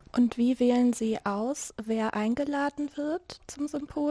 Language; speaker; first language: German; native; German